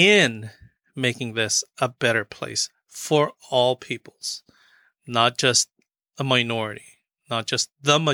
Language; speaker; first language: English; native; English